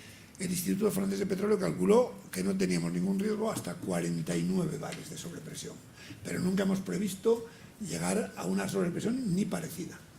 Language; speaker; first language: Spanish; native; Spanish